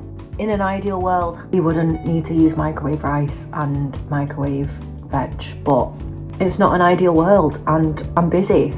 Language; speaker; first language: English; native; English